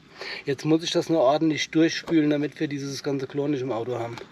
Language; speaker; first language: German; native; German